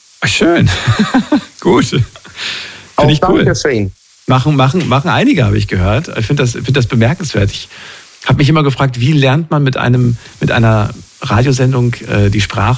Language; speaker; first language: German; native; German